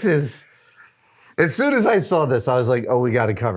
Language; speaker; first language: English; native; English